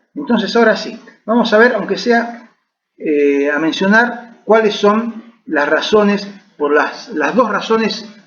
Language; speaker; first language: Spanish; native; Spanish